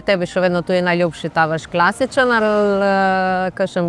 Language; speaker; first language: Slovenian; native; Slovenian